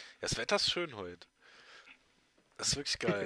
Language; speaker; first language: German; native; German